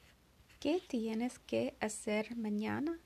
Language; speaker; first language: Spanish; non-native, learner; English